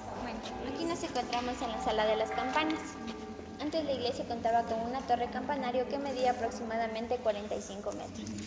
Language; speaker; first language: Spanish; native; Spanish